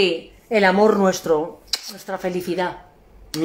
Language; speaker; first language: Spanish; native; Spanish